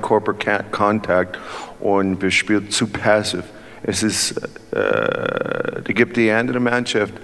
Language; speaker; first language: German; non-native, learner; English